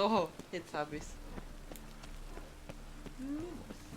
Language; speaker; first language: German; native; German